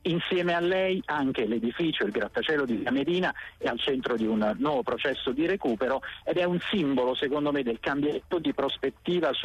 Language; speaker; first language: Italian; native; Italian